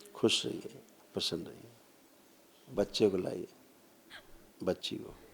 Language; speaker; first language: Hindi; native; Hindi